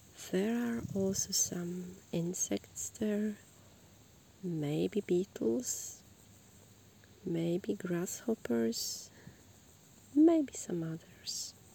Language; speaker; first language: English; non-native, fluent; Polish